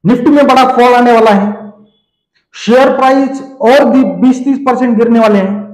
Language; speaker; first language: Hindi; non-native, local second language; Marathi